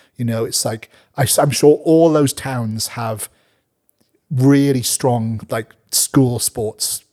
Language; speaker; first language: English; native; English